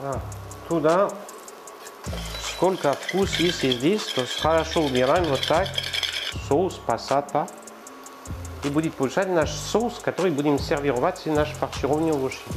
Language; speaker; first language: Russian; non-native, learner; French